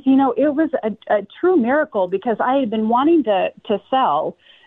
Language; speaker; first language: English; native; English